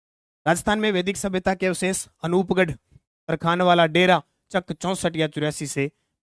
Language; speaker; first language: Hindi; native; Hindi